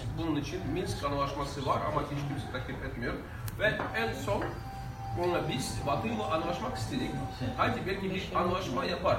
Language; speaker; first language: Turkish; non-native, fluent; Russian